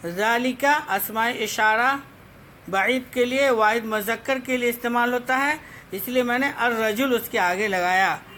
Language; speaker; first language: Urdu; native; Urdu